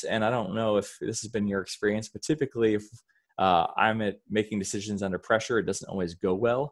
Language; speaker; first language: English; native; English